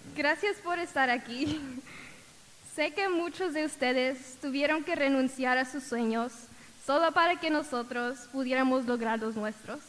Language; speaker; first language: Spanish; early bilingual, heritage; Spanish